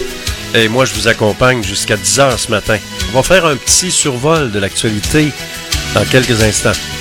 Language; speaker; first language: French; native; French